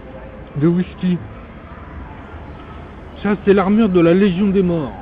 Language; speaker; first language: French; native; French